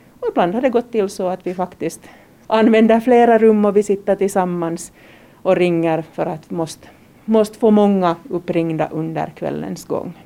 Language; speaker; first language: Swedish; native; Swedish